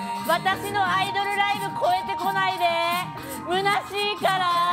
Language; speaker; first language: Japanese; native; Japanese